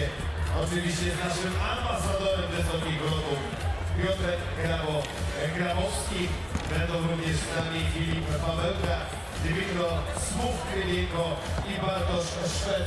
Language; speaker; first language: Polish; native; Polish